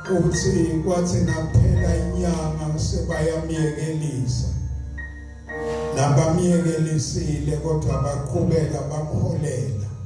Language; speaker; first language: Zulu; non-native, local second language; Swati